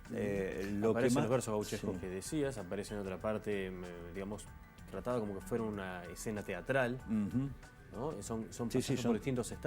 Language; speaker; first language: Spanish; native; Spanish